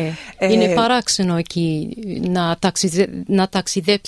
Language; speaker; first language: Greek; early bilingual, heritage; English